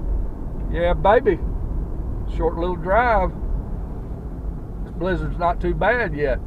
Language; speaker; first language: English; native; English